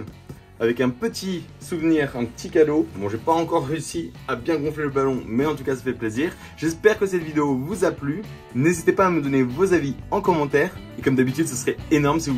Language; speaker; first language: French; native; French